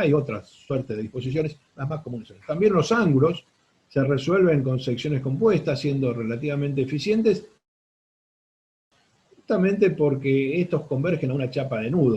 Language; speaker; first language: Spanish; native; Spanish